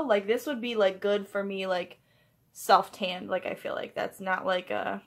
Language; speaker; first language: English; native; English